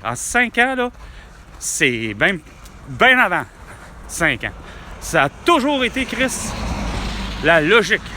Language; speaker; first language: French; native; French